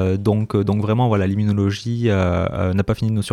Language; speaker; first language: French; native; French